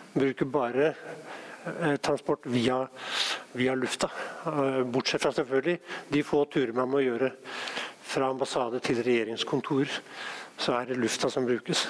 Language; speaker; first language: Norwegian; native; Norwegian